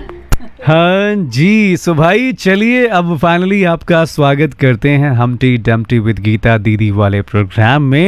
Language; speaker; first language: Hindi; native; Hindi